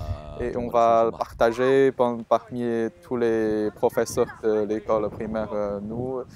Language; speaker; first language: French; non-native, fluent; Chinese